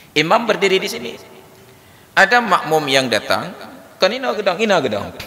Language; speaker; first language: Malay; non-native, local second language; Achinese